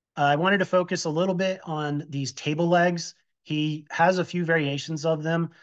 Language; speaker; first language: English; native; English